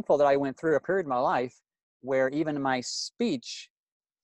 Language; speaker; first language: English; native; English